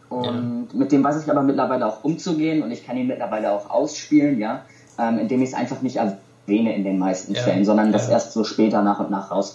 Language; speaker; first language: German; native; German